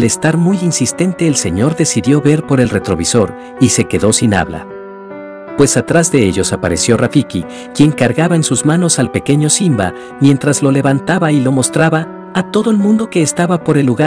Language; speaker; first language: Spanish; native; Spanish